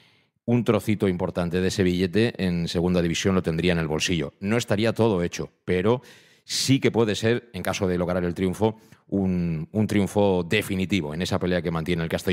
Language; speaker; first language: Spanish; native; Spanish